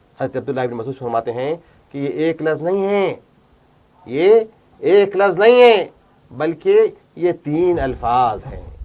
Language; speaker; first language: Urdu; native; Urdu